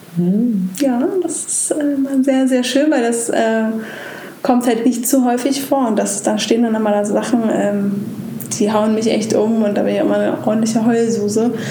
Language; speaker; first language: German; native; German